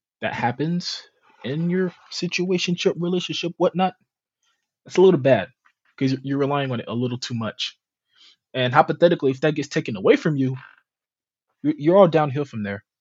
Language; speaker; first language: English; native; English